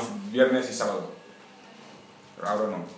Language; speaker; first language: Spanish; non-native, learner; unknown